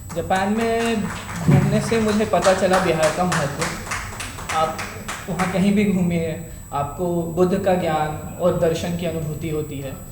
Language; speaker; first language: Hindi; non-native, local second language; Maithili